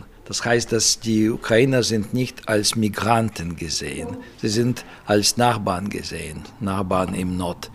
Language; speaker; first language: German; non-native, fluent; Russian